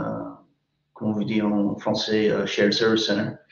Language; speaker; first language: French; non-native, fluent; English